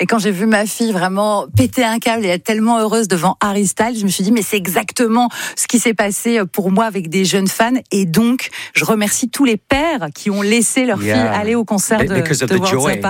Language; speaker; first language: French; native; French